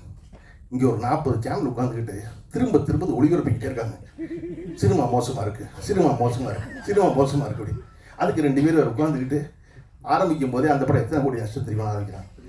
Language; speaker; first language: Tamil; native; Tamil